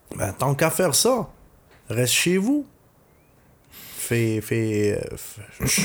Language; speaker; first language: French; non-native, local second language; Arabic